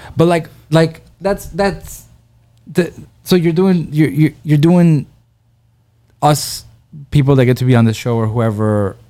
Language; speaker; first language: English; early bilingual, other home language; Persian